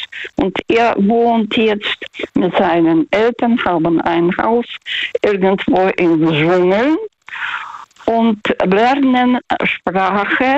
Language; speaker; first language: German; non-native, learner; Russian